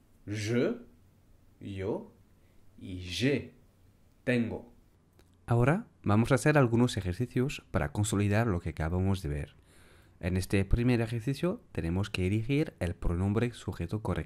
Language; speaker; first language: Spanish; non-native, fluent; French